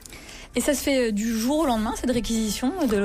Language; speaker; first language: French; native; French